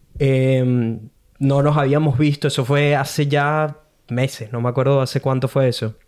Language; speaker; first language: Spanish; native; Spanish